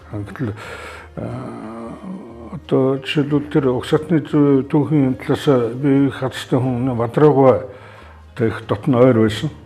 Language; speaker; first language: Mongolian; native; Mongolian